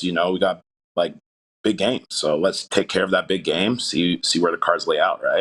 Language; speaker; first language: English; native; English